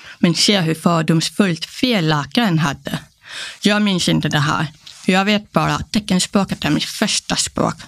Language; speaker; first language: Swedish; early bilingual, other home language; Polish